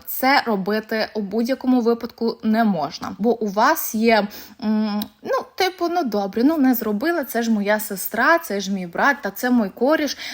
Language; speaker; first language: Ukrainian; non-native, local second language; Russian